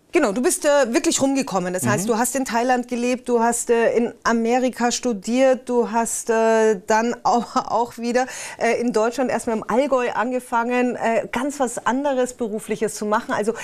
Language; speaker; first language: German; native; German